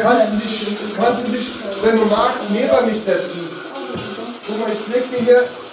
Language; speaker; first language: German; native; German